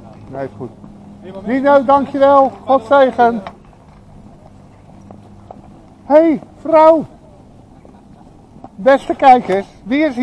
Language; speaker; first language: Dutch; native; Dutch